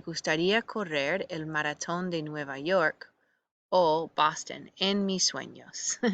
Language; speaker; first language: Spanish; non-native, fluent; English